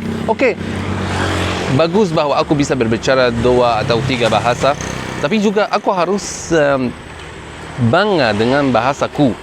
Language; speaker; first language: Indonesian; non-native, fluent; Arabic